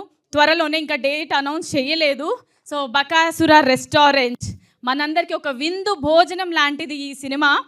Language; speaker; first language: Telugu; native; Telugu